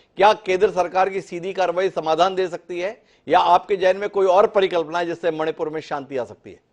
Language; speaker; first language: Hindi; native; Hindi